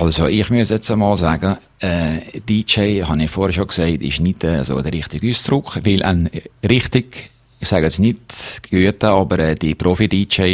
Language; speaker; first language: German; native; German